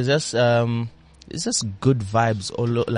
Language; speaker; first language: English; non-native, local second language; Shona